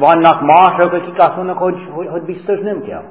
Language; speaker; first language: Hungarian; non-native, fluent; English